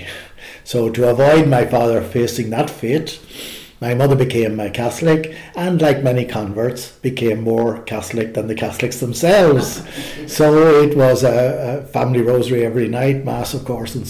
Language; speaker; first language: English; native; English